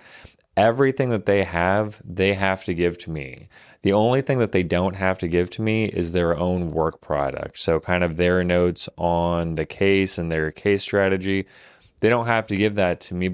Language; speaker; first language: English; native; English